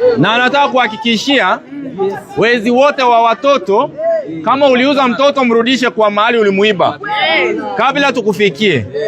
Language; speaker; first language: Swahili; native; Swahili